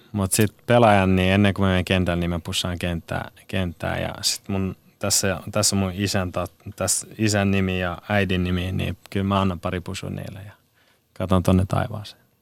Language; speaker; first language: Finnish; non-native, fluent; Persian